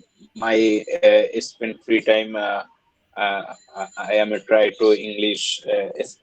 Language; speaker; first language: English; non-native, learner; Bangla